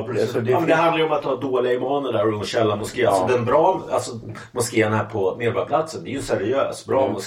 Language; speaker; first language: Swedish; native; Swedish